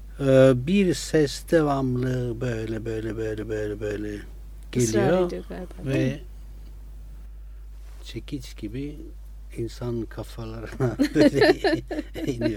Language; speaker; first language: Turkish; non-native, fluent; Italian